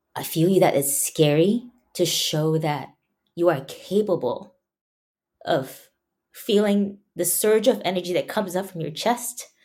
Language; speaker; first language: English; non-native, local second language; Chinese